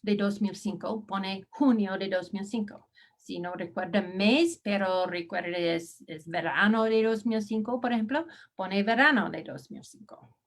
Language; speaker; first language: Spanish; non-native, learner; English